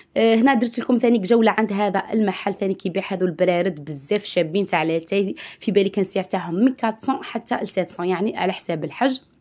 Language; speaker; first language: Arabic; native; Arabic